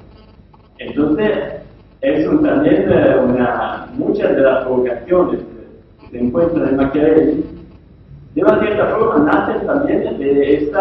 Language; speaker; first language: Spanish; non-native, fluent; Italian